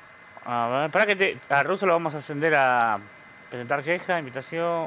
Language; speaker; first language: Spanish; native; Spanish